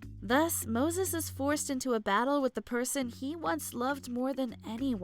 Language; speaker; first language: English; native; English